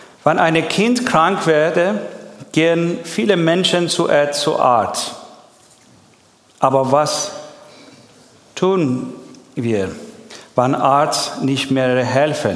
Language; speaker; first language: German; non-native, learner; Persian